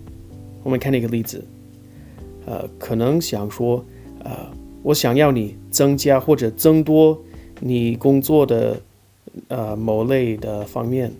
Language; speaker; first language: Chinese; non-native, fluent; English